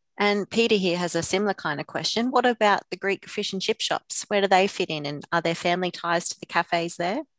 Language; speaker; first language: English; native; English